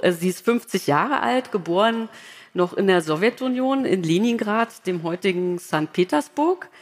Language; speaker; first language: German; native; German